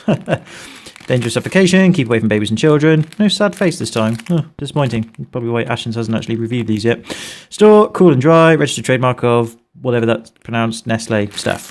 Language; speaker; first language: English; native; English